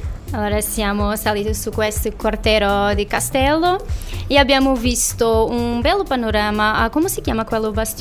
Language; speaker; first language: Italian; non-native, learner; Portuguese